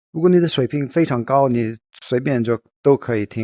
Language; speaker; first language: Chinese; non-native, fluent; English